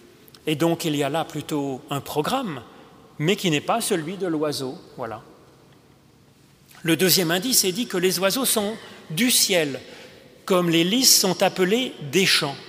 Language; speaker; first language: French; native; French